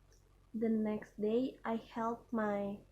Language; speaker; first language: English; non-native, learner; Indonesian